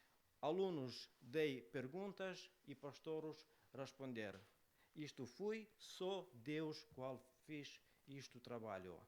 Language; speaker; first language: Portuguese; non-native, learner; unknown